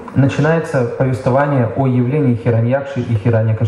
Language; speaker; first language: Russian; native; Russian